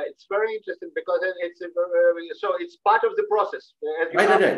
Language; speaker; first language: English; non-native, fluent; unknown